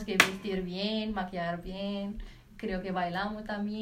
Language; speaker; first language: Spanish; non-native, learner; Arabic